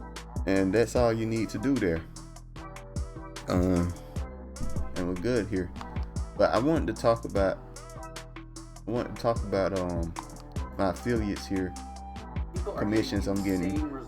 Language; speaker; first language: English; native; English